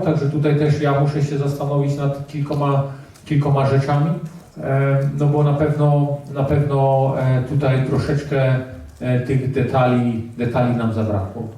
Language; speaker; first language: Polish; early bilingual, heritage; Polish